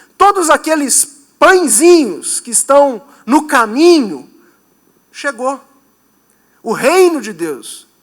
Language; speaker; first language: Portuguese; native; Portuguese